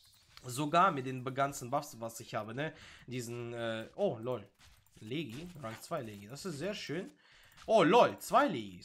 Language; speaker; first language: German; native; German